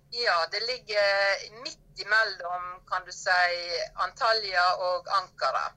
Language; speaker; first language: Norwegian; native; Norwegian